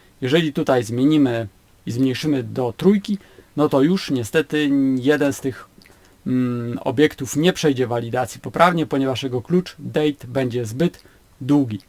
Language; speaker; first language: Polish; native; Polish